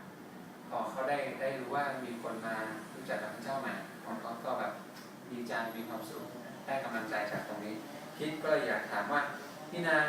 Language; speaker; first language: Thai; non-native, fluent; English